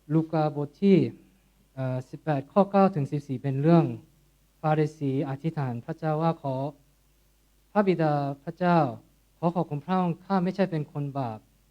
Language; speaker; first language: Thai; non-native, fluent; Korean